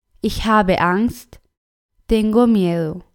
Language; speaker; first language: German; non-native, fluent; Spanish